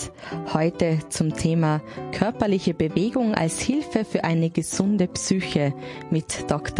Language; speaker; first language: German; native; German